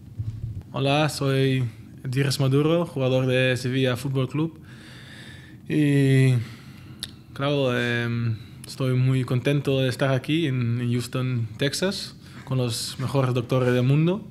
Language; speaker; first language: Spanish; non-native, learner; Dutch